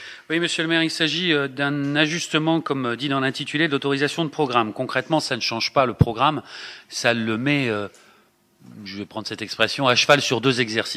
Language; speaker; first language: French; native; French